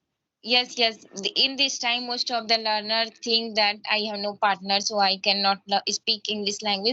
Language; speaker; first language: English; non-native, learner; Hindi